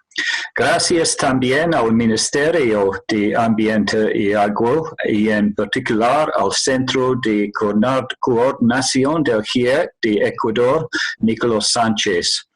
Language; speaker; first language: Spanish; non-native, fluent; English